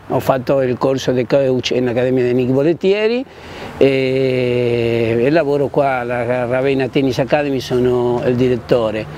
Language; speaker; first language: Italian; non-native, fluent; Spanish